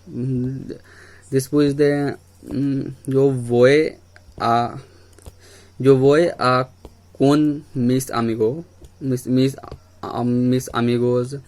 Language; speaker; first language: Spanish; non-native, learner; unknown